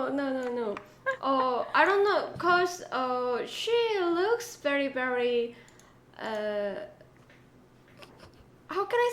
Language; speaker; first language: English; non-native, learner; Korean